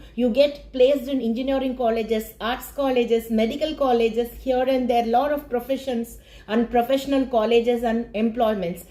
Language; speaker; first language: English; non-native, local second language; Tamil